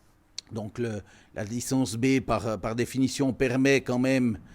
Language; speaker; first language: French; native; French